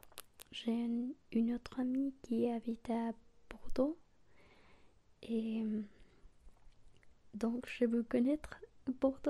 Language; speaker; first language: French; non-native, learner; Spanish